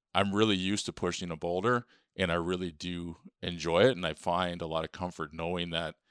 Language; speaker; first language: English; native; English